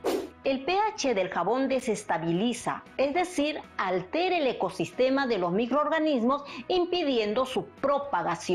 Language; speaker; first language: Spanish; native; Spanish